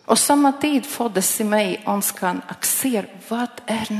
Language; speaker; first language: Swedish; non-native, learner; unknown